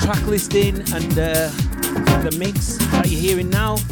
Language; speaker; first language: English; native; English